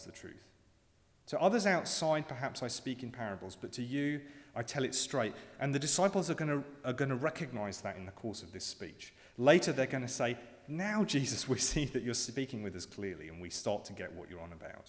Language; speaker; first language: English; native; English